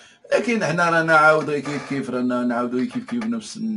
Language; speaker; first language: Arabic; native; Arabic